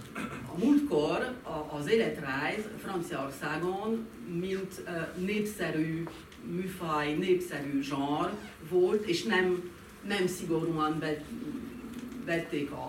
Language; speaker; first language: Hungarian; non-native, fluent; French